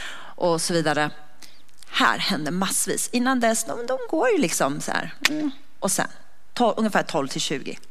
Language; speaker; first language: Swedish; native; Swedish